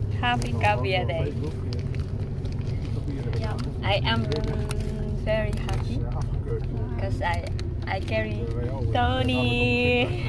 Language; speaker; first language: English; non-native, local second language; Filipino